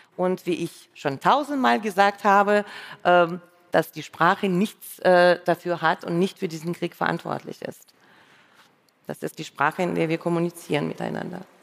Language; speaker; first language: German; non-native, fluent; Russian